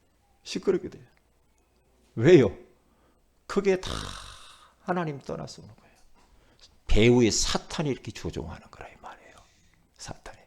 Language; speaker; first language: Korean; native; Korean